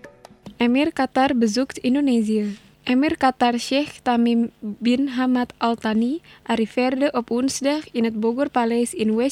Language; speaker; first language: Dutch; non-native, learner; Indonesian